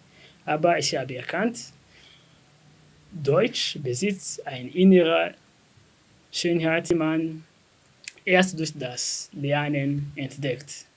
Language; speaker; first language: German; non-native, fluent; Kinyarwanda